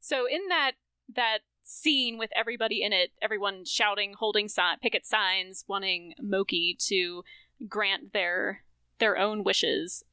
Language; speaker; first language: English; native; English